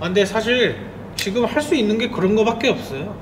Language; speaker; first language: Korean; native; Korean